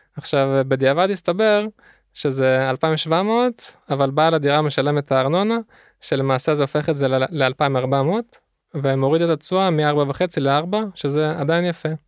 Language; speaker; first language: Hebrew; early bilingual, other home language; Russian